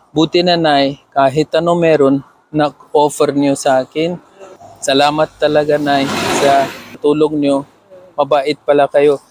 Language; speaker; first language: Filipino; non-native, learner; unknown